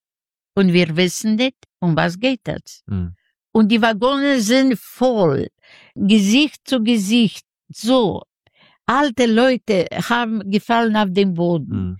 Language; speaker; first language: German; non-native, learner; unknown